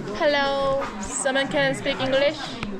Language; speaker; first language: English; non-native, learner; Korean